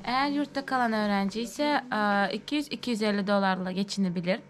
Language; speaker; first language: Turkish; non-native, fluent; Turkmen